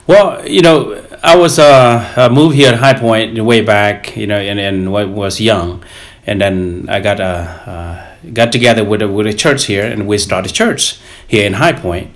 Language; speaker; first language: English; non-native, fluent; Lao